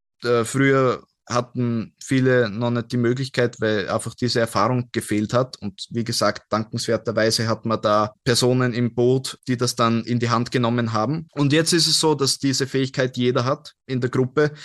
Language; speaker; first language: German; native; German